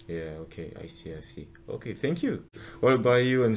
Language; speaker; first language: English; non-native, local second language; French